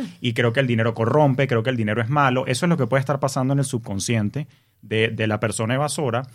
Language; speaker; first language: Spanish; native; Spanish